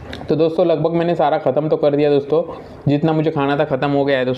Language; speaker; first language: Hindi; non-native, local second language; Marathi